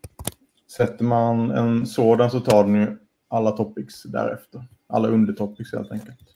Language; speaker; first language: Swedish; native; Swedish